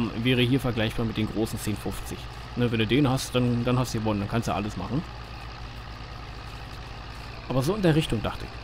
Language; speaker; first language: German; native; German